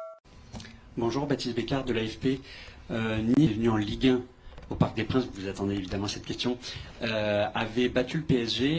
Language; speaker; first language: French; native; French